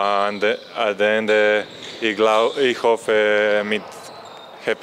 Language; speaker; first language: German; non-native, learner; Croatian